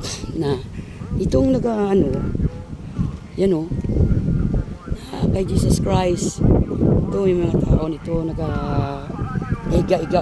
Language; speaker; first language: Filipino; non-native, local second language; Hiligaynon